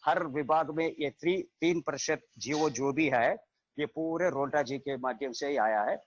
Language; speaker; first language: Hindi; non-native, local second language; Telugu